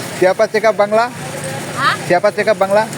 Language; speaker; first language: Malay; non-native, learner; Bangla